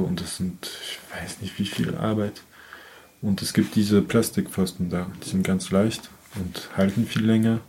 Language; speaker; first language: German; non-native, fluent; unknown